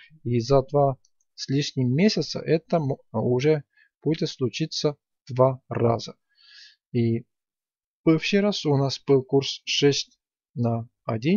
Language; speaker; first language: Russian; non-native, fluent; Estonian